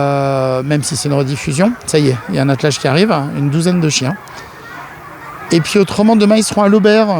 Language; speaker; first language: French; native; French